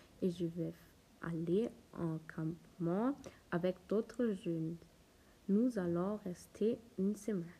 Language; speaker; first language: French; non-native, learner; German